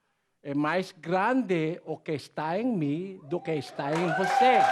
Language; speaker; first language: Portuguese; non-native, learner; Filipino